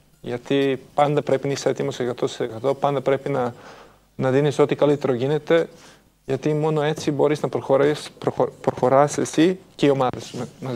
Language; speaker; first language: Greek; non-native, fluent; Serbian